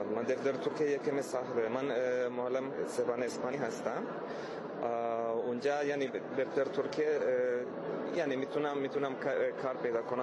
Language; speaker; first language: Persian; non-native, learner; Spanish